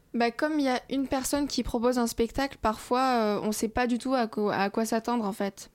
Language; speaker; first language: French; non-native, fluent; Russian